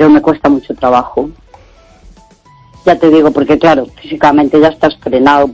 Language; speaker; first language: Spanish; native; Spanish